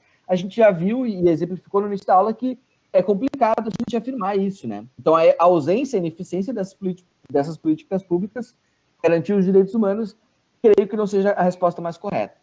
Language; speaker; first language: Portuguese; native; Portuguese